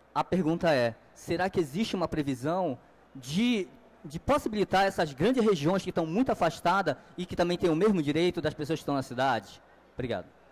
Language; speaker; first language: Portuguese; native; Portuguese